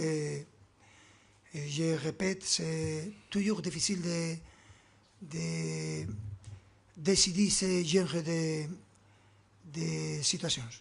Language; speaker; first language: French; non-native, fluent; Spanish